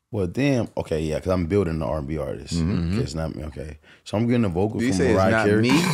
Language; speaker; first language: English; native; English